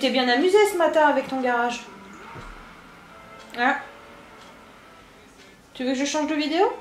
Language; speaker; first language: French; native; French